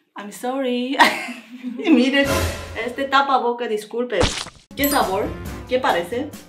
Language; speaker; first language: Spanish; non-native, learner; Korean